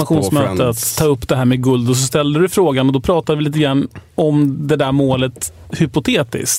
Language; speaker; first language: Swedish; native; Swedish